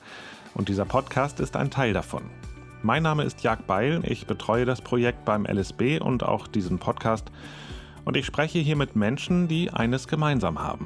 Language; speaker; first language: German; native; German